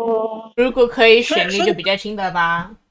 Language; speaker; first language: Chinese; early bilingual, heritage; Chinese